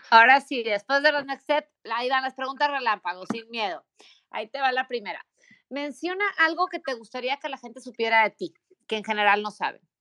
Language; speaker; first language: Spanish; native; Spanish